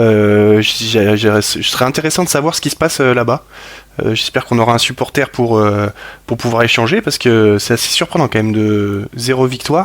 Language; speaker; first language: French; native; French